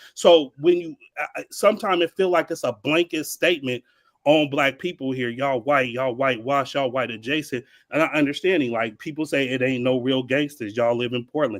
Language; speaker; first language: English; native; English